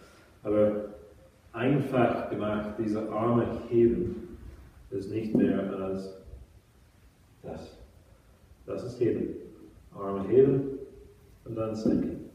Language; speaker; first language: German; non-native, fluent; English